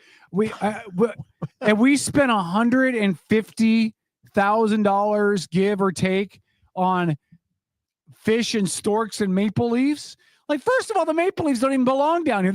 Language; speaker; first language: English; native; English